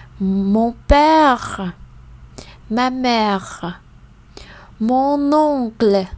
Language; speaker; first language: French; non-native, fluent; Vietnamese